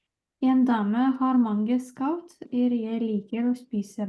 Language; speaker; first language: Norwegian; non-native, fluent; Lithuanian